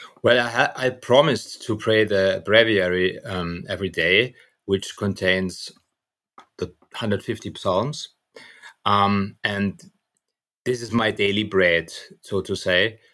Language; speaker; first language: English; non-native, fluent; German